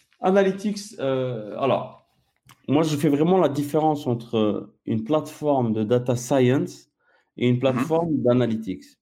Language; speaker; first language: French; non-native, local second language; Arabic